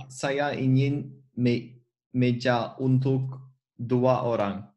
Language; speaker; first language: Indonesian; non-native, learner; French